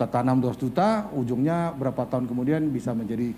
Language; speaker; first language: Indonesian; native; Indonesian